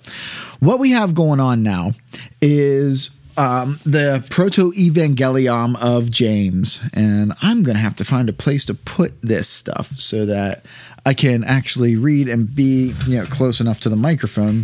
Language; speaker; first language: English; native; English